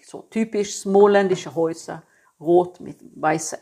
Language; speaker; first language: German; non-native, fluent; Swedish